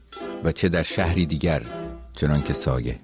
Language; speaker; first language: Persian; native; Persian